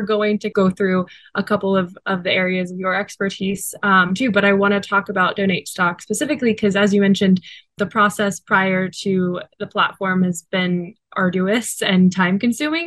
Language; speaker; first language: English; native; English